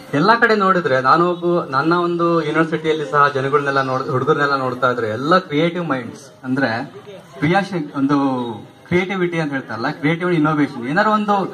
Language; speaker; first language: Kannada; non-native, local second language; Lambadi